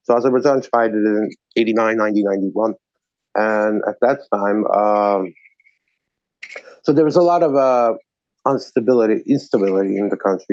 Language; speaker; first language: English; non-native, fluent; Azerbaijani